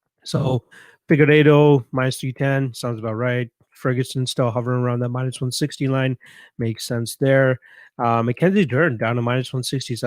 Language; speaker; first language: English; native; English